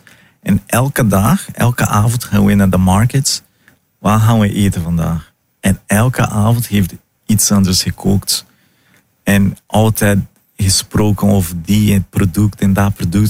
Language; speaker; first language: Dutch; non-native, learner; Portuguese